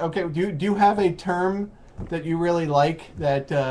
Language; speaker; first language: English; native; English